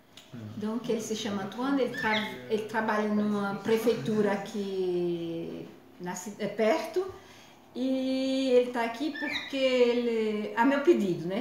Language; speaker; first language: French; non-native, fluent; Portuguese